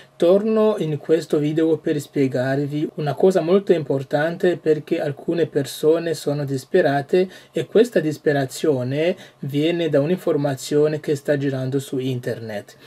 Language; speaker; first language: Italian; non-native, fluent; French